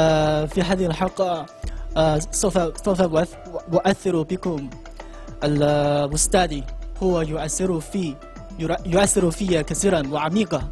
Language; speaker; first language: Arabic; non-native, learner; Chinese